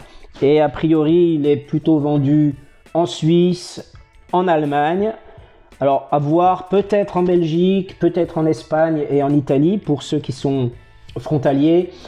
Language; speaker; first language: French; native; French